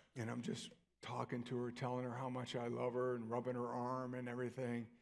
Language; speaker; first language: English; native; English